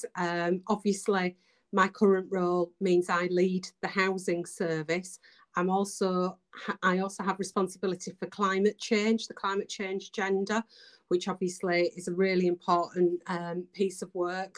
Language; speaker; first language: English; native; English